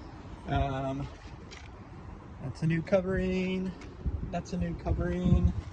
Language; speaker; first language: English; native; English